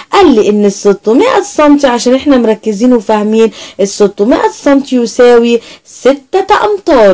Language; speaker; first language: Arabic; native; Arabic